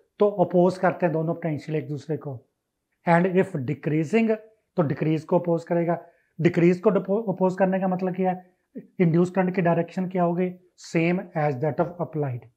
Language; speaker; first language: Hindi; non-native, local second language; Punjabi